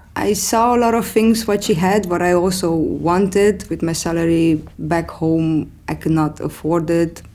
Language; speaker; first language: English; non-native, fluent; Romanian